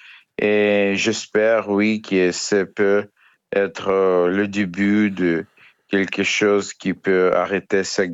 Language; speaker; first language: French; non-native, fluent; Ukrainian